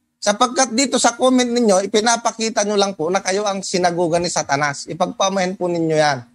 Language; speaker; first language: Filipino; non-native, local second language; Cebuano